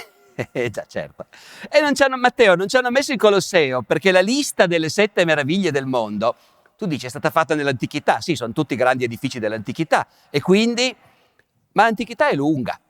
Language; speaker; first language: Italian; native; Italian